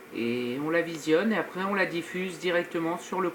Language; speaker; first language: French; native; French